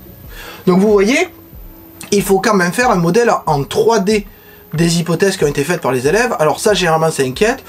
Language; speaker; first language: French; native; French